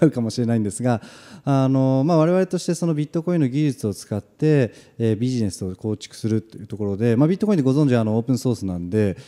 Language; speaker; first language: Japanese; native; Japanese